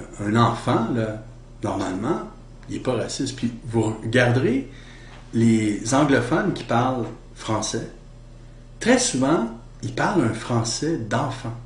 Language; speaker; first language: French; native; French